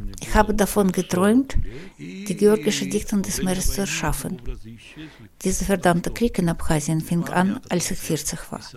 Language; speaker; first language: German; non-native, fluent; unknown